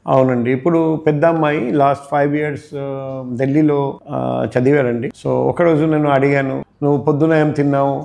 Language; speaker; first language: Telugu; non-native, fluent; Bangla